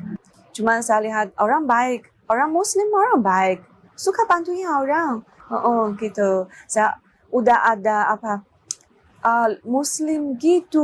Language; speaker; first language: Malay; non-native, learner; Chinese